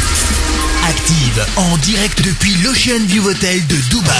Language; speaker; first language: French; native; French